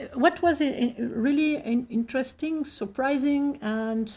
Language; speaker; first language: English; non-native, fluent; French